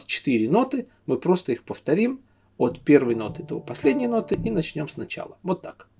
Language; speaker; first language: Russian; native; Russian